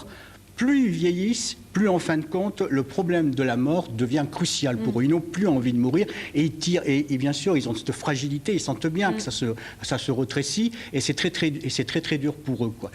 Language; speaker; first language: French; native; French